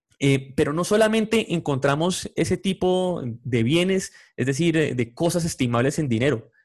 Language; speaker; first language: Spanish; native; Spanish